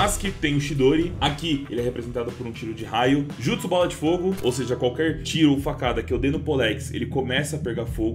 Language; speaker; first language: Portuguese; native; Portuguese